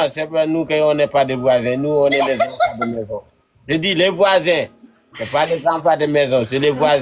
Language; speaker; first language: French; non-native, local second language; Bambara